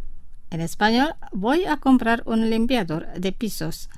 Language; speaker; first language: Spanish; non-native, fluent; Indonesian